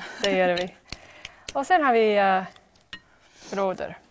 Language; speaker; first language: Swedish; non-native, fluent; English